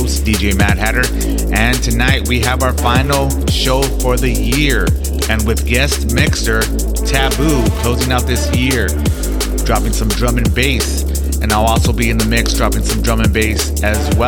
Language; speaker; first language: English; native; English